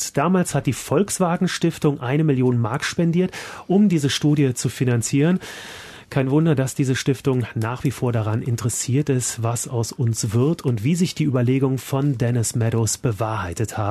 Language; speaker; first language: German; native; German